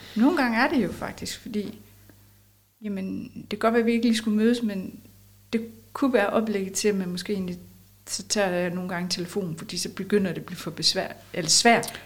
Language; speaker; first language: Danish; native; Danish